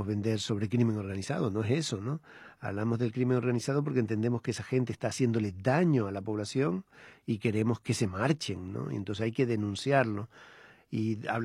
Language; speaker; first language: Spanish; native; Spanish